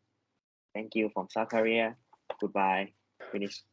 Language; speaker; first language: English; non-native, learner; Thai